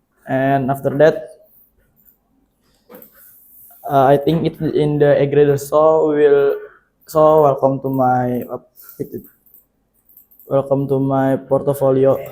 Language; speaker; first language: English; non-native, learner; Indonesian